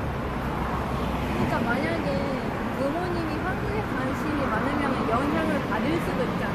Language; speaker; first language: Korean; non-native, fluent; Japanese